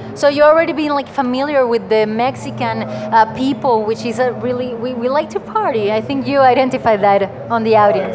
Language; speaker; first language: English; non-native, fluent; Spanish